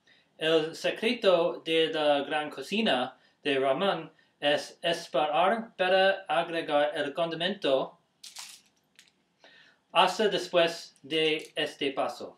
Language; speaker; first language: Spanish; non-native, learner; English